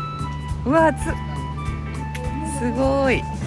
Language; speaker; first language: Japanese; native; Japanese